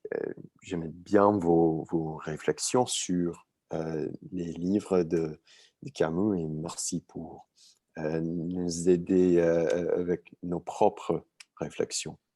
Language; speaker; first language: French; non-native, learner; English